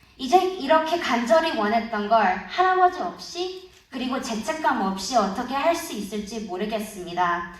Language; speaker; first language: Korean; early bilingual, heritage; Korean